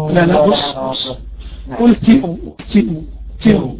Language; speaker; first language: Arabic; native; Arabic